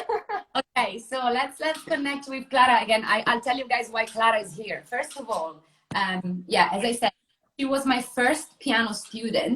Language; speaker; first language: English; non-native, fluent; Italian